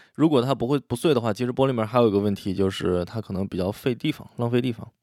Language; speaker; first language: Chinese; native; Chinese